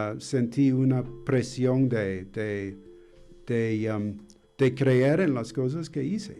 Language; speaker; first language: Spanish; non-native, fluent; English